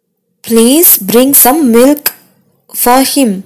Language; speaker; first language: English; non-native, local second language; Tamil